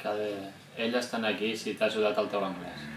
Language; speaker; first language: Catalan; native; Catalan